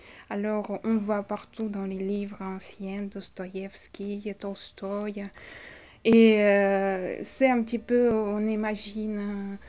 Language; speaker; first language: French; non-native, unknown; Russian